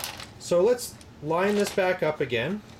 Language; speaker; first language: English; native; English